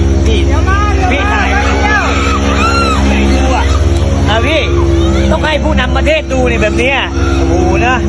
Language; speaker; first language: Thai; native; Thai